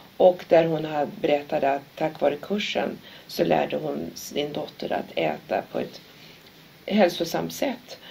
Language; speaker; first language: Swedish; native; Swedish